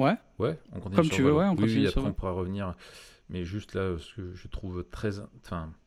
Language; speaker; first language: French; native; French